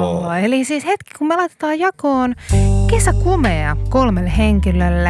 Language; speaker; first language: Finnish; native; Finnish